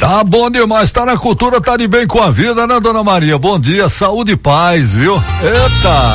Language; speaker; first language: Portuguese; native; Portuguese